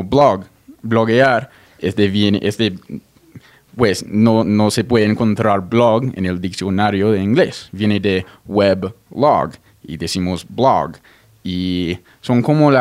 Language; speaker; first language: Spanish; non-native, fluent; English